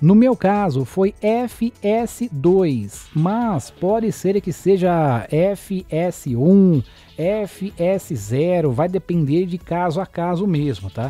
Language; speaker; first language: Portuguese; native; Portuguese